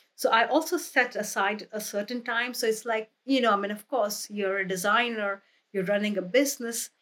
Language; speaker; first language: English; non-native, local second language; Hindi